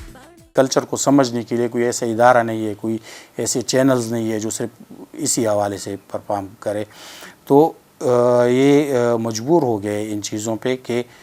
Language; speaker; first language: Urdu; non-native, local second language; Pashto